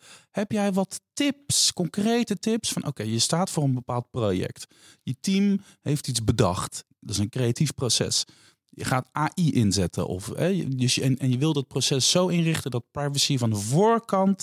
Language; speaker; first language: Dutch; native; Dutch